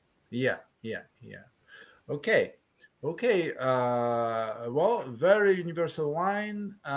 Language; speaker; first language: English; non-native, fluent; Polish